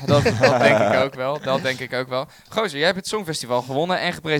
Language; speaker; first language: Dutch; native; Dutch